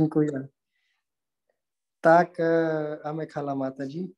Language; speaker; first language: Polish; non-native, learner; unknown